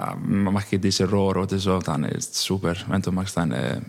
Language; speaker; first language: German; non-native, learner; Icelandic